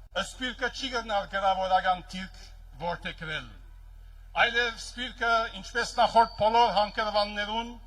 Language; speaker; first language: Armenian; early bilingual, heritage; Armenian